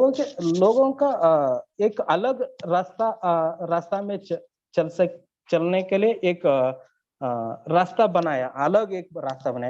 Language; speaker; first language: Hindi; non-native, learner; Kannada